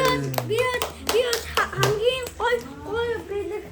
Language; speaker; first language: Mongolian; early bilingual, heritage; Mongolian